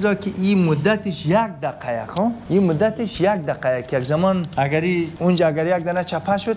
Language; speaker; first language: Persian; native; Persian